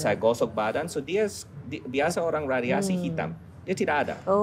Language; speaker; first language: Indonesian; non-native, fluent; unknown